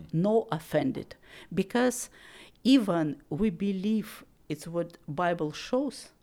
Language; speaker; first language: English; non-native, learner; Russian